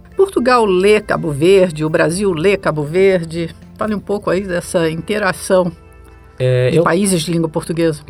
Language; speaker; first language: Portuguese; native; Portuguese